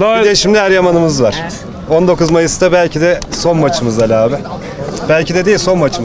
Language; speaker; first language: Turkish; native; Turkish